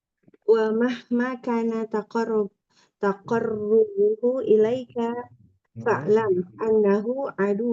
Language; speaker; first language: Arabic; non-native, learner; Indonesian